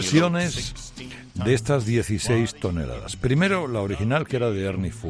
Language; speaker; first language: Spanish; native; Spanish